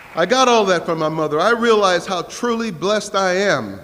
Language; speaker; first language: English; native; English